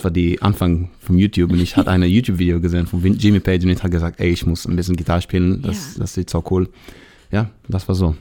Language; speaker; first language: German; non-native, learner; Hebrew